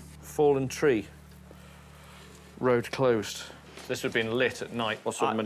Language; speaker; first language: English; native; English